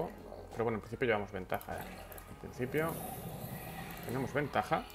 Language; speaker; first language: Spanish; native; Spanish